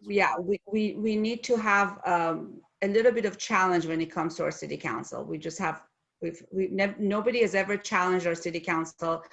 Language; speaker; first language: English; non-native, fluent; Persian